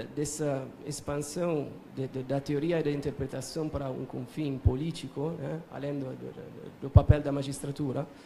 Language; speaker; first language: Portuguese; non-native, fluent; Italian